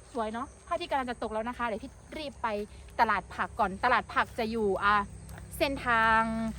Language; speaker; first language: Thai; native; Thai